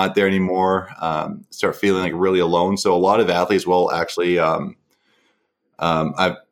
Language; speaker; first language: English; native; English